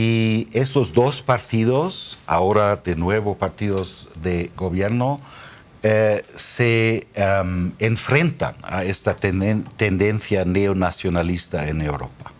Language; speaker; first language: Spanish; non-native, fluent; German